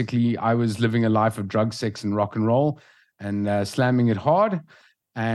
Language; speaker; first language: English; native; English